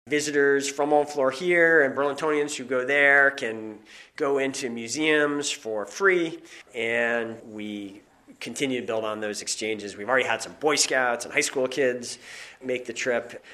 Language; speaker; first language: English; native; English